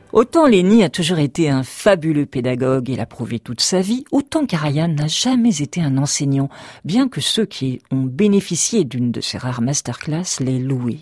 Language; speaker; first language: French; native; French